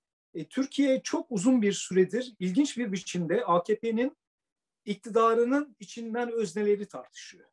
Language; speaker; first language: Turkish; native; Turkish